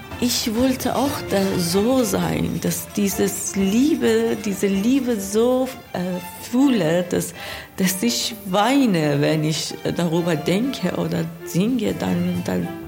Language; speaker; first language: German; non-native, learner; Persian